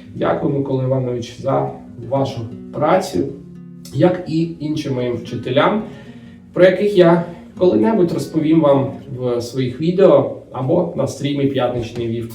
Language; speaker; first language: Ukrainian; non-native, local second language; Russian